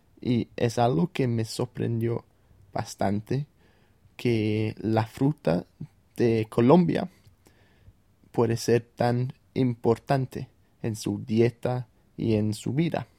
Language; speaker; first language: Spanish; non-native, fluent; English